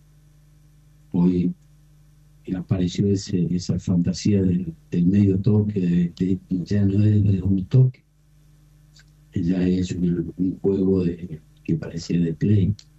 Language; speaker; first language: Spanish; native; Spanish